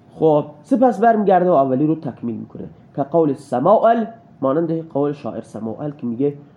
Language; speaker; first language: Persian; non-native, local second language; Baluchi